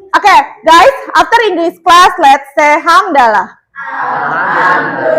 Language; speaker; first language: English; non-native, learner; Indonesian